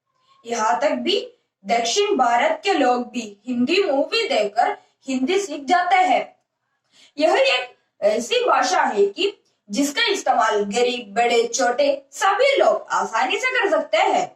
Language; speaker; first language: Hindi; non-native, local second language; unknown